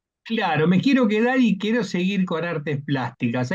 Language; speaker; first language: Spanish; native; Spanish